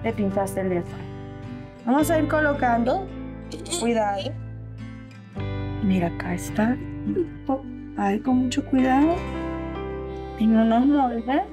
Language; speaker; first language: Spanish; native; Spanish